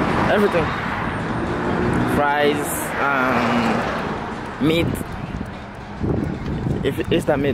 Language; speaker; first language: English; non-native, fluent; Portuguese